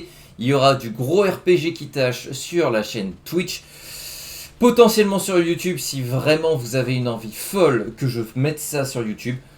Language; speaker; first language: French; native; French